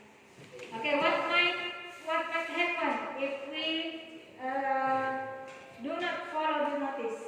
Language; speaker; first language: English; non-native, learner; Indonesian